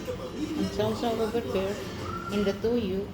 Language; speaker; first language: English; non-native, learner; Filipino